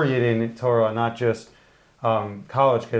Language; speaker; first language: English; native; English